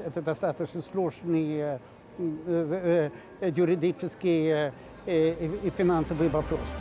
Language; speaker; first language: Russian; non-native, fluent; Swedish